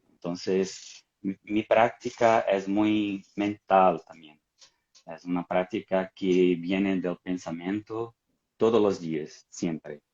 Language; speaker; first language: Spanish; non-native, fluent; Portuguese